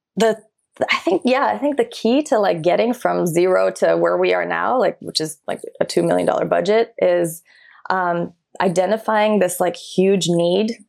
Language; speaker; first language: English; early bilingual, other home language; German